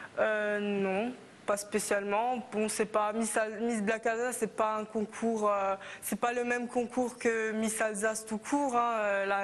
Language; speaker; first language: French; native; French